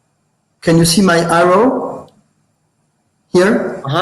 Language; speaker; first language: English; non-native, fluent; French